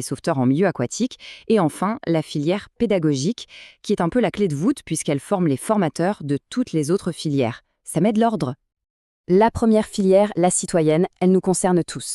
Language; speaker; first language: French; native; French